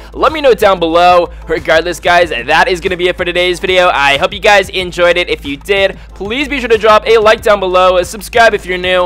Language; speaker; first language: English; native; English